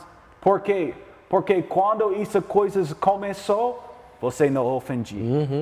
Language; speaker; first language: Portuguese; non-native, learner; English